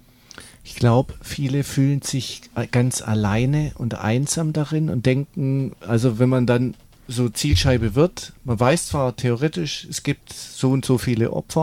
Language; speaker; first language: German; native; German